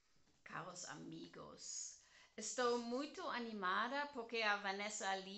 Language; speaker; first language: Portuguese; non-native, learner; German